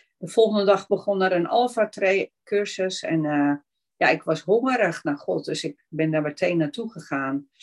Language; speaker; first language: Dutch; native; Dutch